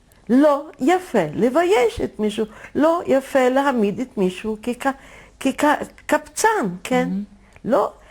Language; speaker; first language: Hebrew; non-native, fluent; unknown